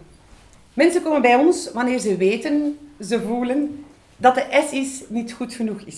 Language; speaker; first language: Dutch; non-native, local second language; French